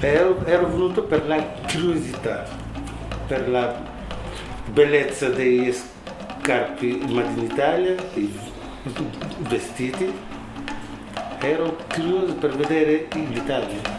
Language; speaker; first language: Italian; non-native, fluent; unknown